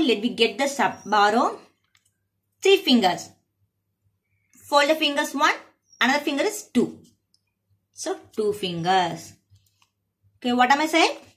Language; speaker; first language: English; non-native, local second language; Tamil